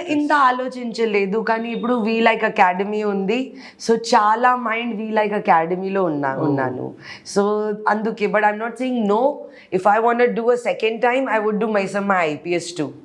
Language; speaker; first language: Telugu; non-native, learner; Hindi